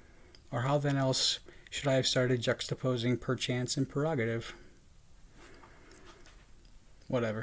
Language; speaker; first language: English; native; English